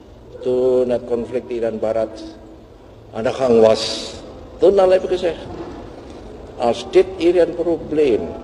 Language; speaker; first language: Dutch; non-native, local second language; Javanese